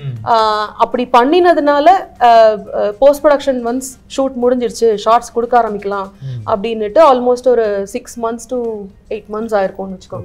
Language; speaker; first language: Tamil; native; Tamil